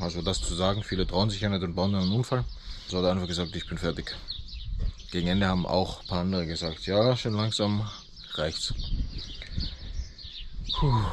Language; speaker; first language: German; native; German